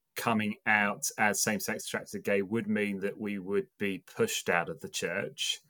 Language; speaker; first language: English; native; English